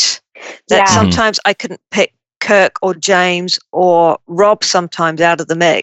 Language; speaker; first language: English; native; English